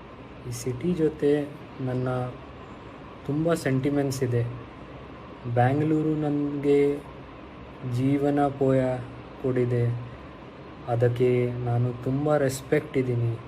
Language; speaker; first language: Kannada; non-native, local second language; Hindi